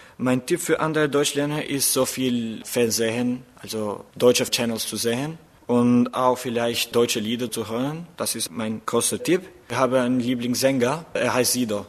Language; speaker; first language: German; non-native, fluent; Albanian